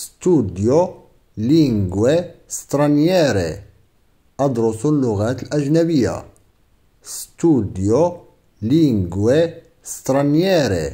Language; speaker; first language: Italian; non-native, fluent; Arabic